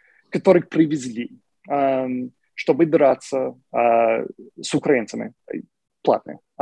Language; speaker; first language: Russian; non-native, fluent; English